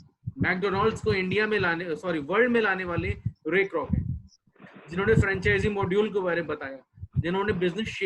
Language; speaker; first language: Hindi; native; Hindi